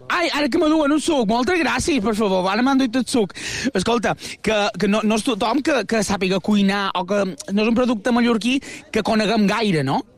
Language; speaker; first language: Catalan; native; Catalan